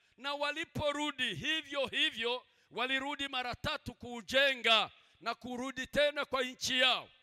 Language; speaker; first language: Swahili; non-native, local second language; Kinyarwanda